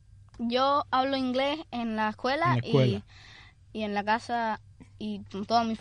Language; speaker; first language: Spanish; early bilingual, other home language; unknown